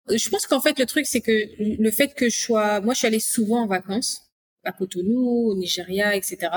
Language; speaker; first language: French; native; French